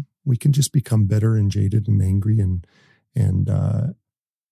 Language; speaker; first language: English; native; English